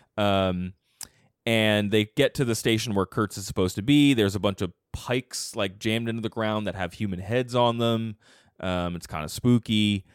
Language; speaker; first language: English; native; English